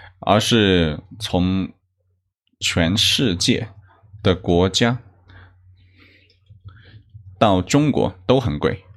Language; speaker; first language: Chinese; non-native, learner; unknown